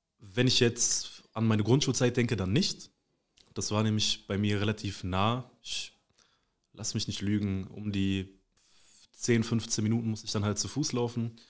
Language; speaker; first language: German; native; German